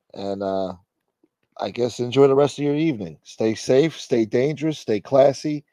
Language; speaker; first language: English; native; English